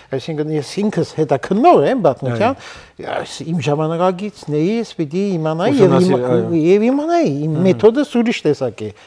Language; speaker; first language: Armenian; early bilingual, heritage; Armenian